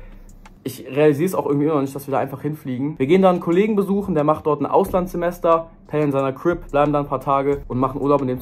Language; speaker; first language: German; native; German